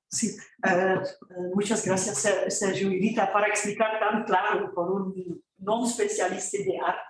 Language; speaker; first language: Spanish; non-native, fluent; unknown